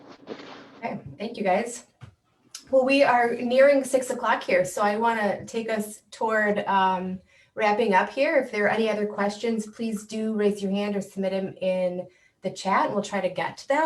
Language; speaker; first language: English; native; English